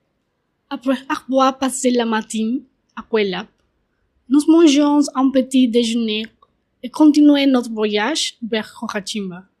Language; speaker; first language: French; non-native, learner; Spanish